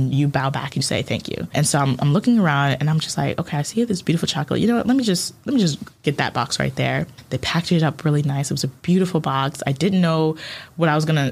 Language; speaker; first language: English; early bilingual, other home language; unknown